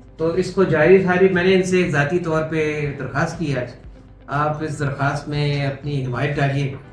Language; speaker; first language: Urdu; non-native, local second language; Pashto